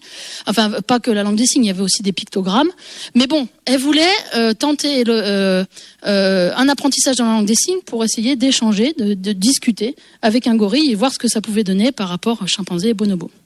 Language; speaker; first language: French; native; French